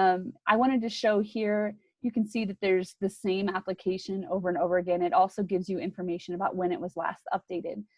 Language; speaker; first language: English; native; English